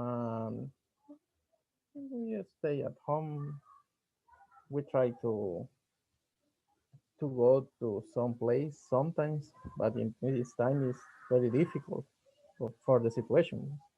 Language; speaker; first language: English; non-native, learner; Spanish